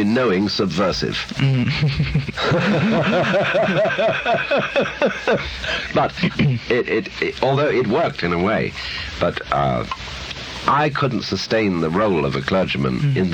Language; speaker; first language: English; native; English